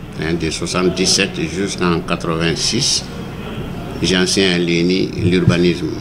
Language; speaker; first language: French; non-native, local second language; Bambara